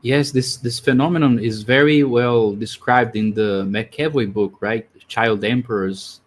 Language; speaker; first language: English; non-native, fluent; Portuguese